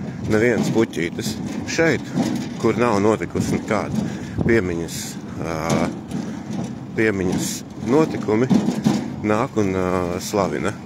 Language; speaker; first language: Latvian; native; Latvian